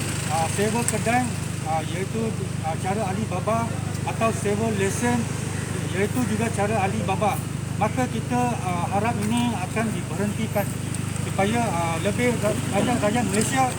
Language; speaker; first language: Malay; native; Malay